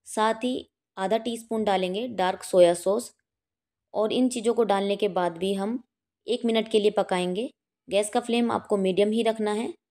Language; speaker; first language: Hindi; native; Hindi